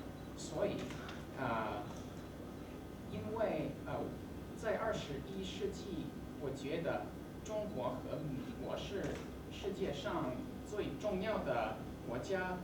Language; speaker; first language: Chinese; non-native, learner; English